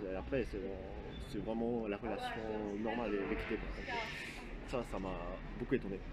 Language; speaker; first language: French; non-native, fluent; Japanese